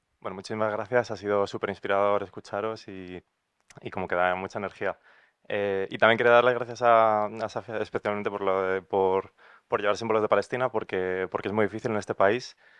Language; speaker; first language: Spanish; native; Spanish